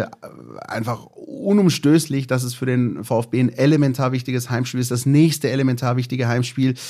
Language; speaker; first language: German; native; German